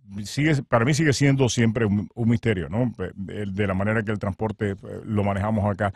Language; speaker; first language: Spanish; native; Spanish